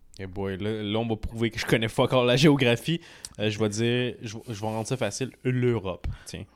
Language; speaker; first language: French; native; French